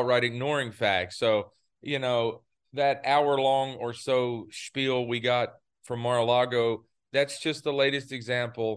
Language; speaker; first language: English; native; English